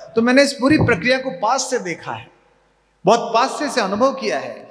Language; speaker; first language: Hindi; native; Hindi